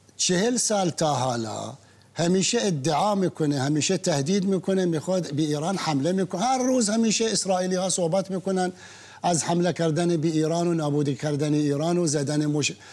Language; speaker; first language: Persian; non-native, local second language; Arabic